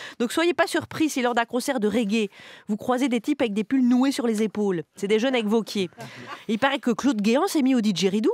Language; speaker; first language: French; native; French